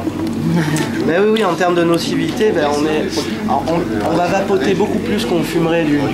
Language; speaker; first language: French; native; French